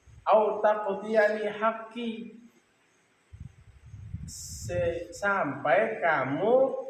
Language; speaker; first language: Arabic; non-native, fluent; Sasak